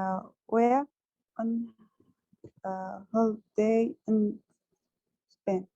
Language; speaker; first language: English; non-native, learner; Arabic